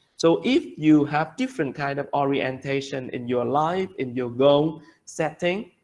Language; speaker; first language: English; non-native, fluent; Vietnamese